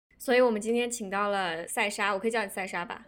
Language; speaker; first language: Chinese; native; Chinese